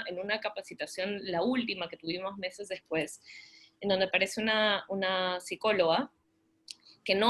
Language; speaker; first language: Spanish; native; Spanish